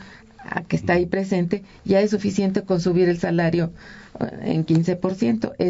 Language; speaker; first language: Spanish; native; Spanish